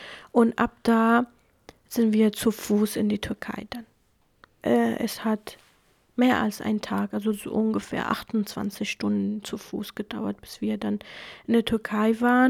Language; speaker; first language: German; non-native, fluent; Kurdish